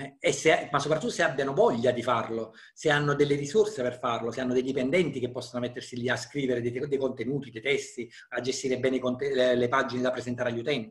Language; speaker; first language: Italian; native; Italian